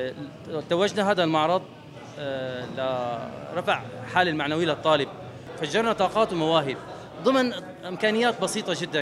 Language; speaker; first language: Arabic; native; Arabic